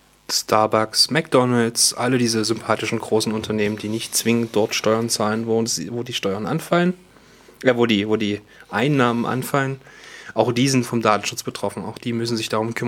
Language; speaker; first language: German; native; German